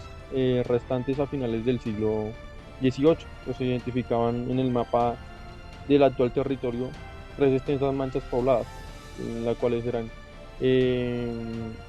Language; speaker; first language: Spanish; native; Spanish